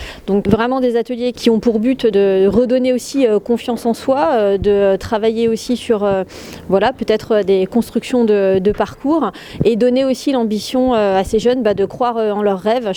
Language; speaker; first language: French; native; French